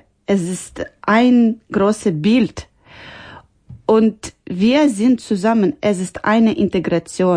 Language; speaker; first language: German; non-native, learner; Ukrainian